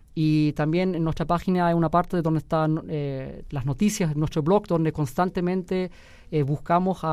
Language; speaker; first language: Spanish; early bilingual, heritage; Spanish